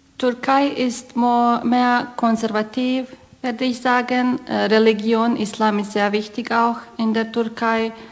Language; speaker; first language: German; non-native, fluent; Croatian